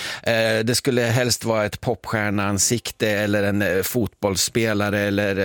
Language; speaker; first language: Swedish; native; Swedish